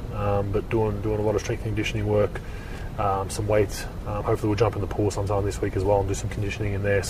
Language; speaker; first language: English; native; English